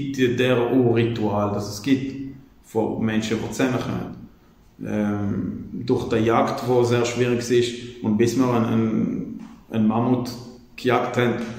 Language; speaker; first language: German; non-native, fluent; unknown